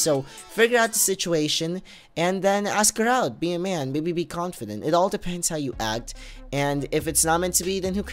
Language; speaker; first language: English; native; English